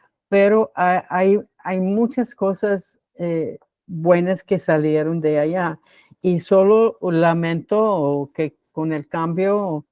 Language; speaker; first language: Spanish; non-native, fluent; English